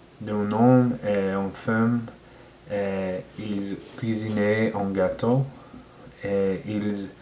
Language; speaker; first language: French; non-native, learner; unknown